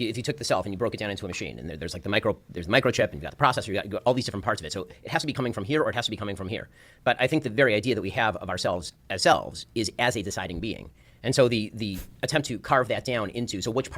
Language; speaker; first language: English; native; English